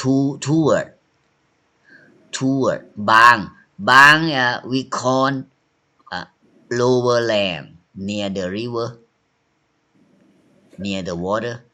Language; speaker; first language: English; non-native, learner; Thai